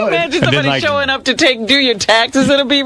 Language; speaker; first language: English; native; English